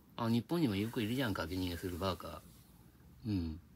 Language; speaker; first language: Japanese; native; Japanese